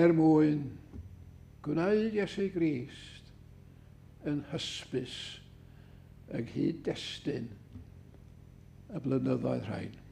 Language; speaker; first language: Welsh; native; Welsh